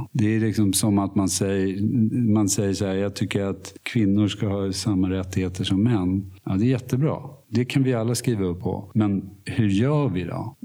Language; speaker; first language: Swedish; native; Swedish